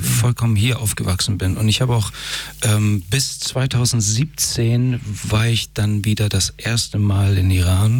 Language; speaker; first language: German; early bilingual, other home language; Persian